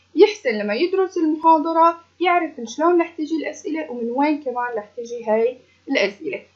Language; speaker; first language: Arabic; native; Arabic